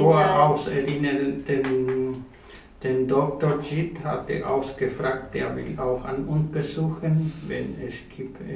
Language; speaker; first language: German; non-native, learner; Spanish